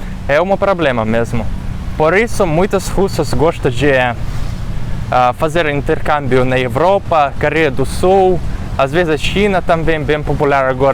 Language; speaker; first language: Portuguese; non-native, fluent; Russian